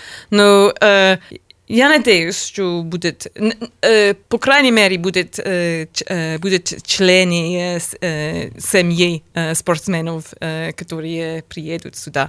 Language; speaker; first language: Russian; non-native, learner; English